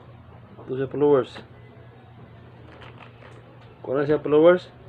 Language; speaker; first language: Filipino; non-native, local second language; Cebuano